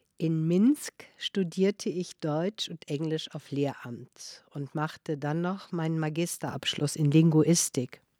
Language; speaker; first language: German; non-native, fluent; Russian